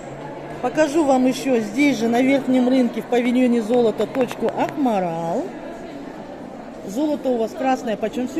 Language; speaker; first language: Russian; non-native, local second language; Kazakh